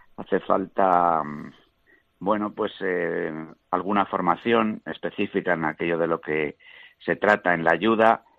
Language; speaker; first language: Spanish; native; Spanish